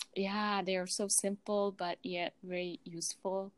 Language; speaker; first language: English; non-native, fluent; Mongolian